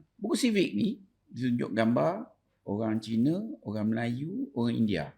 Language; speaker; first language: Malay; native; Malay